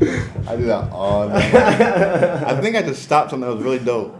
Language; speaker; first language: English; native; English